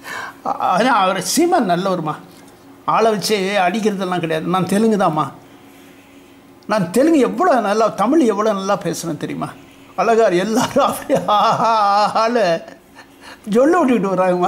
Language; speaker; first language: Tamil; non-native, local second language; Telugu